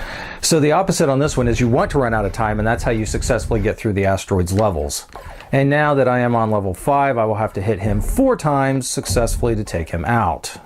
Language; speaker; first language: English; native; English